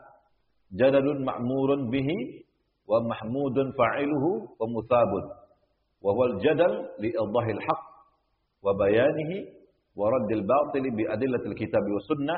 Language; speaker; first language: Arabic; non-native, fluent; Indonesian